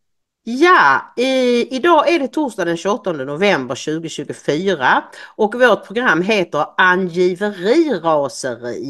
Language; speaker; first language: Swedish; native; Swedish